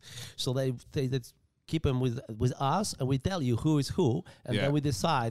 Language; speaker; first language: English; non-native, learner; Polish